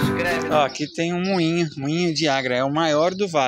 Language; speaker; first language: Portuguese; native; Portuguese